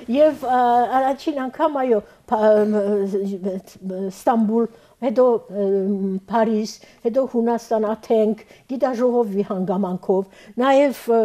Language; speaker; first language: Armenian; early bilingual, heritage; Armenian